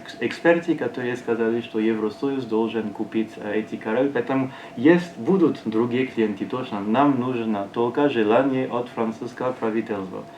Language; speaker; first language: Russian; non-native, learner; French